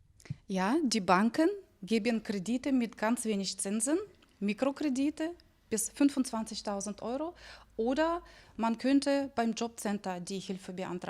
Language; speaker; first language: German; non-native, fluent; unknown